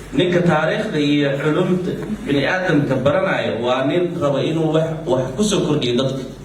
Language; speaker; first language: Somali; native; Somali